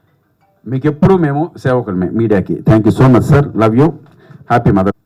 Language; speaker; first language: Telugu; native; Telugu